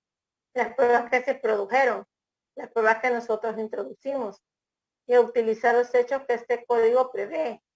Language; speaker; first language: Spanish; native; Spanish